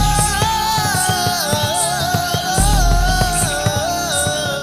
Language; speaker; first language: English; non-native, local second language; Odia